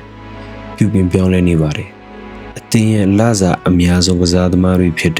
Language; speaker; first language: Burmese; native; Burmese